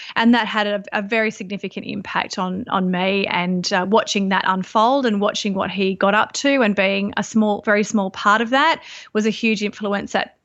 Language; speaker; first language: English; native; English